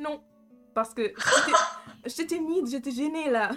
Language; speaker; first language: French; non-native, fluent; German